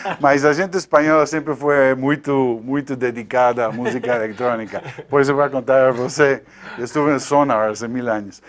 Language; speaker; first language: Portuguese; non-native, learner; Spanish